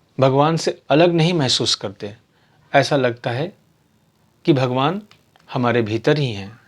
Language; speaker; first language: Hindi; native; Hindi